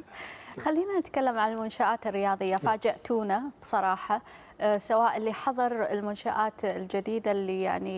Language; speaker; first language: Arabic; native; Arabic